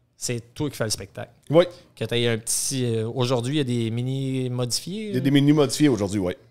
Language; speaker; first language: French; native; French